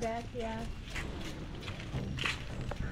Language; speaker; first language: English; non-native, learner; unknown